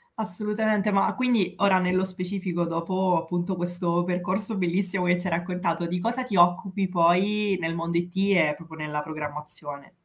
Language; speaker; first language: Italian; native; Italian